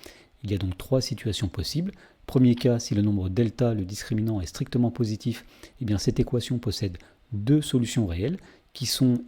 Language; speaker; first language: French; native; French